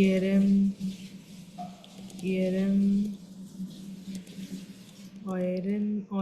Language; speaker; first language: German; non-native, fluent; Hindi